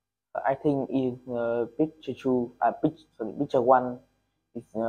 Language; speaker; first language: English; non-native, learner; Vietnamese